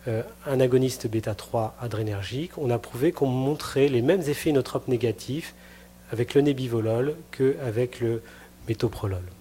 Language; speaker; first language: French; native; French